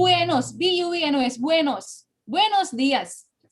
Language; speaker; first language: Spanish; non-native, fluent; Bangla